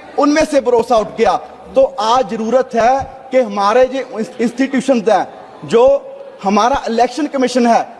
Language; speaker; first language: Hindi; non-native, local second language; Punjabi